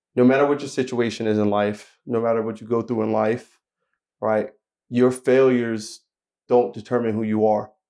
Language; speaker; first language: English; native; English